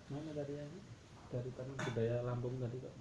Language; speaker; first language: Indonesian; native; Indonesian